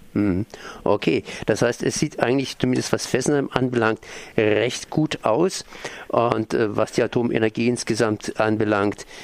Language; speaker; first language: German; native; German